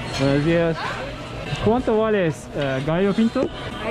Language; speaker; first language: Spanish; non-native, learner; Turkish